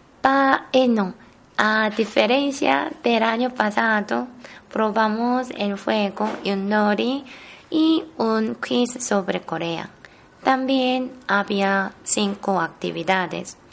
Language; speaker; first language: Spanish; non-native, fluent; Korean